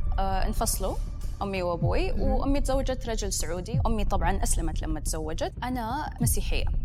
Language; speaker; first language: Arabic; early bilingual, other home language; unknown